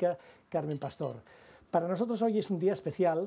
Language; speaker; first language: Spanish; native; Spanish